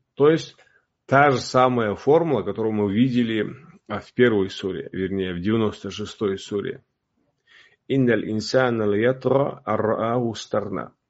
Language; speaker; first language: Russian; non-native, local second language; Uzbek